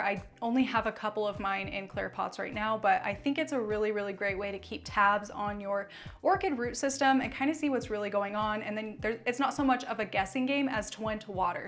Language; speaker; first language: English; native; English